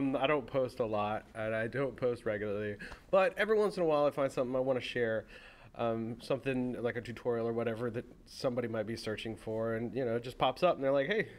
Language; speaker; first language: English; native; English